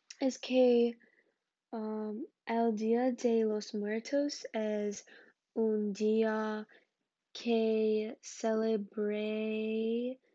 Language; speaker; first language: Spanish; non-native, learner; English